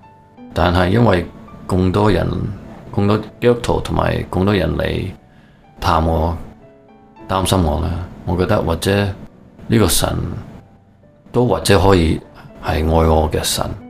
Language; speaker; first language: Cantonese; early bilingual, heritage; Cantonese